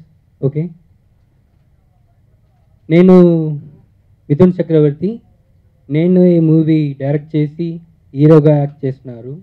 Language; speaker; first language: Telugu; early bilingual, heritage; Telugu